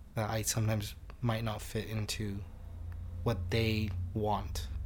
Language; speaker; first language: English; native; English